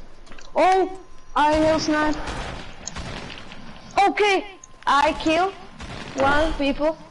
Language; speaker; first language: English; non-native, learner; Slovak